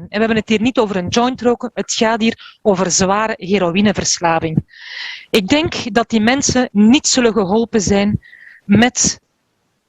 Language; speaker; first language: Dutch; native; Dutch